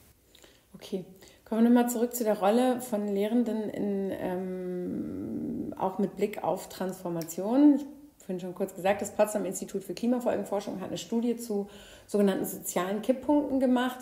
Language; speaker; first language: German; native; German